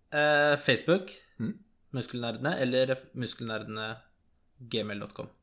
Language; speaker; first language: Norwegian; native; Norwegian